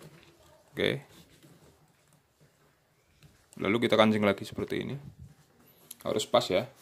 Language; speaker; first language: Indonesian; native; Indonesian